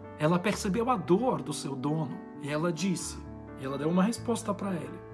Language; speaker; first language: Portuguese; non-native, fluent; Ukrainian